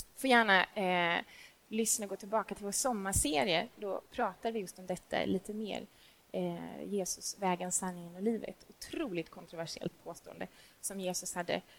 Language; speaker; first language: Swedish; native; Swedish